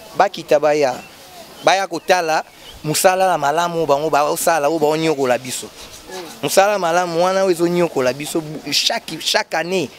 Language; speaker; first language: Lingala; native; Lingala